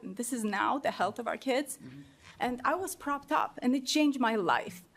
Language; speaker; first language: English; non-native, fluent; Polish